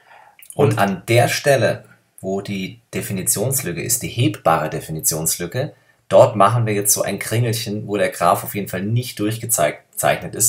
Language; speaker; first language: German; native; German